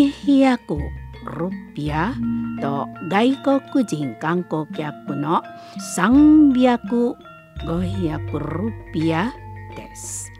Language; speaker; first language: Japanese; non-native, fluent; Indonesian